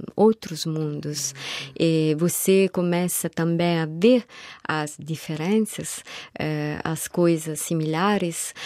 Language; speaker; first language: Portuguese; non-native, fluent; Italian